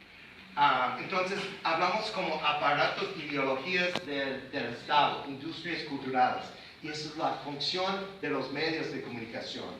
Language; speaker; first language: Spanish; non-native, fluent; English